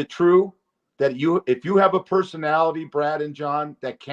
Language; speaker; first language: English; native; English